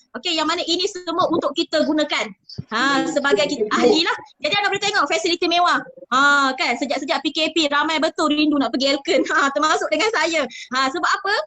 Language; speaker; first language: Malay; native; Malay